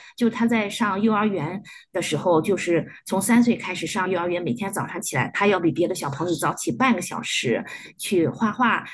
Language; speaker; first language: Chinese; native; Chinese